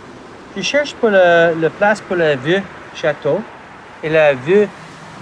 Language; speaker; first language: French; non-native, learner; English